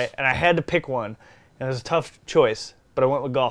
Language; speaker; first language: English; native; English